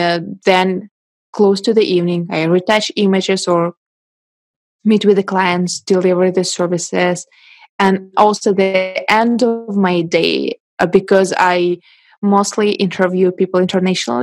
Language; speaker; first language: English; non-native, fluent; Russian